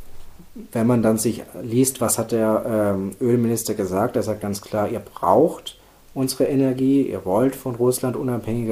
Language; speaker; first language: German; native; German